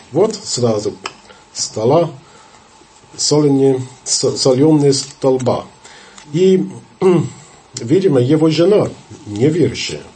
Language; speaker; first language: Russian; non-native, fluent; English